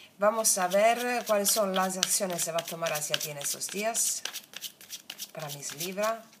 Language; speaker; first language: Spanish; non-native, fluent; Italian